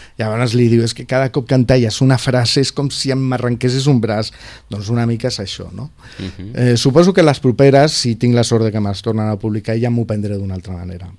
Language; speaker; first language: Catalan; non-native, local second language; Spanish